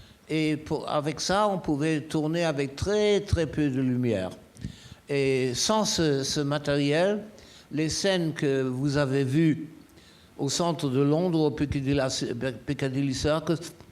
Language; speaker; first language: French; non-native, fluent; German